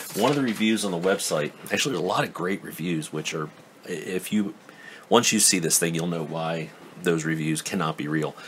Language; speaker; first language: English; native; English